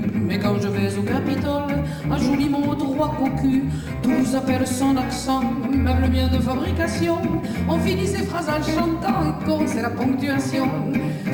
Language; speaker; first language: French; native; French